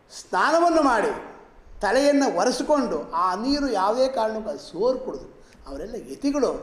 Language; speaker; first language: Kannada; native; Kannada